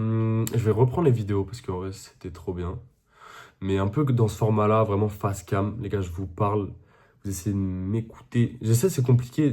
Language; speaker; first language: French; native; French